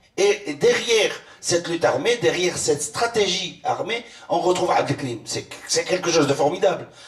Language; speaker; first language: French; non-native, local second language; Arabic